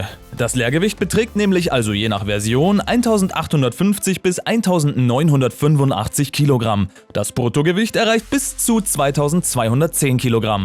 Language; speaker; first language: German; native; German